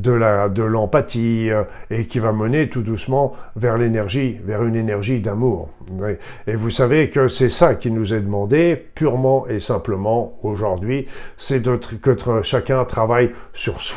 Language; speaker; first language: French; native; French